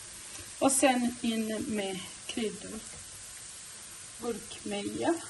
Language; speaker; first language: Swedish; non-native, learner; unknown